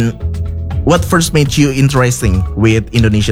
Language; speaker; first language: English; non-native, fluent; Indonesian